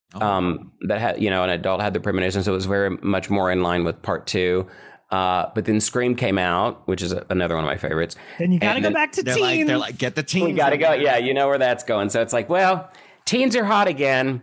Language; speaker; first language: English; native; English